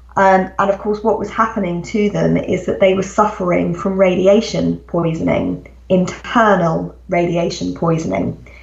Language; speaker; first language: English; native; English